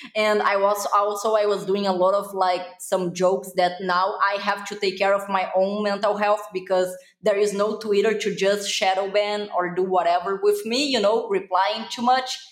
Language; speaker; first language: English; non-native, fluent; Portuguese